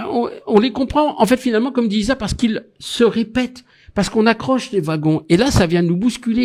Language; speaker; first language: French; native; French